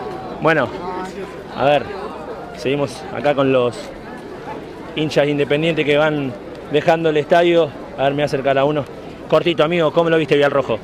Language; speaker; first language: Spanish; native; Spanish